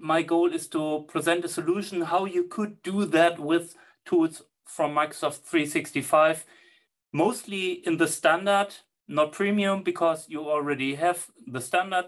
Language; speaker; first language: English; non-native, fluent; German